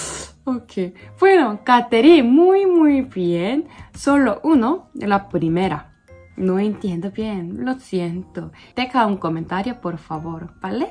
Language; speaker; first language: Spanish; non-native, learner; Korean